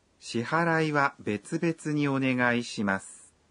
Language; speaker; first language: Japanese; non-native, fluent; Chinese